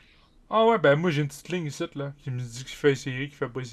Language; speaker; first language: French; native; French